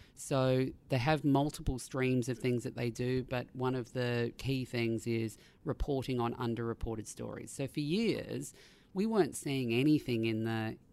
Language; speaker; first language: English; native; English